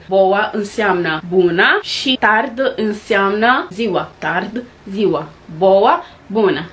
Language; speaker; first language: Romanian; non-native, fluent; Portuguese